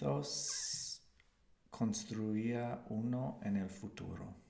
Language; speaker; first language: Spanish; non-native, learner; English